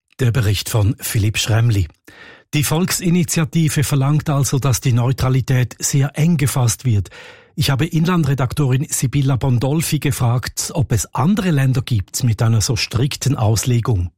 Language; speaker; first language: German; native; German